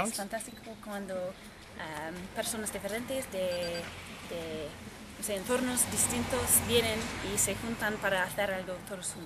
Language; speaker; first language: Spanish; non-native, fluent; English